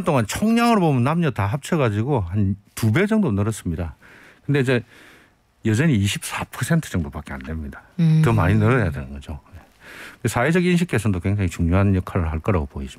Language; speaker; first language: Korean; native; Korean